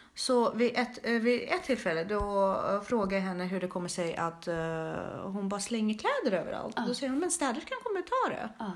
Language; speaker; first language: Swedish; early bilingual, other home language; Russian